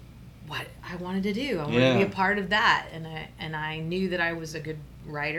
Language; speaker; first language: English; native; English